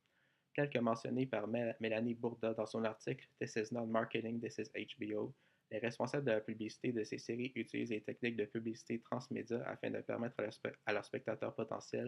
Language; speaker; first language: French; native; French